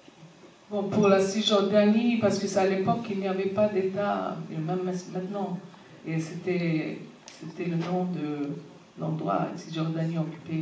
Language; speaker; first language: French; non-native, fluent; Arabic